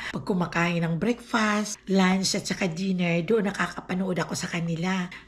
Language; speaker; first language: Filipino; non-native, local second language; Aklanon